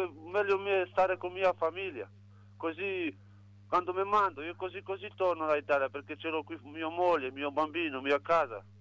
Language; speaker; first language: Italian; non-native, learner; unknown